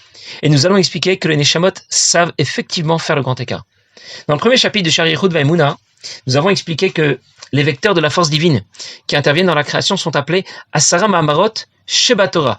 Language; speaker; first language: French; native; French